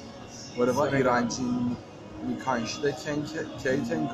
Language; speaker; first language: Japanese; non-native, fluent; Persian